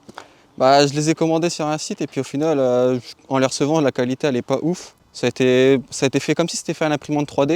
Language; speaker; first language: French; native; French